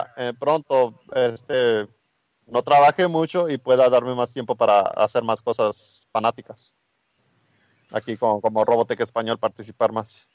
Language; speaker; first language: Spanish; early bilingual, heritage; Spanish